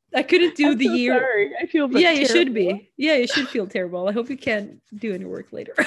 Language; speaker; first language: English; non-native, fluent; Swedish